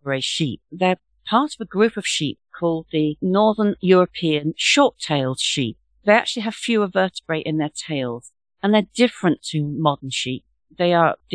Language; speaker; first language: English; native; English